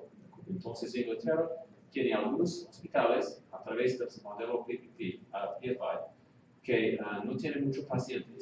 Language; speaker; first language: Spanish; non-native, fluent; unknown